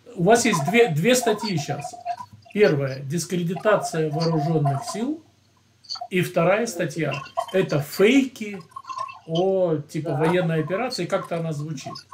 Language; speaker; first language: Russian; native; Russian